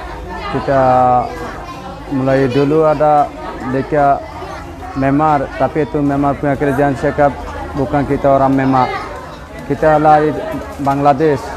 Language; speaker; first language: Indonesian; non-native, learner; Rohingya